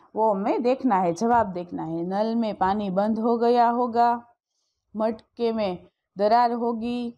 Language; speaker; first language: Hindi; non-native, local second language; Gujarati